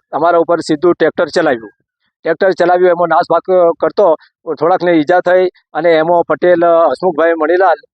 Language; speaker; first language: Gujarati; native; Gujarati